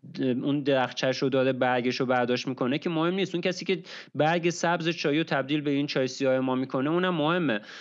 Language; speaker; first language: Persian; native; Persian